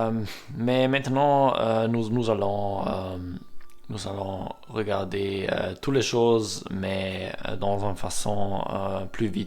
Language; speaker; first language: French; non-native, learner; German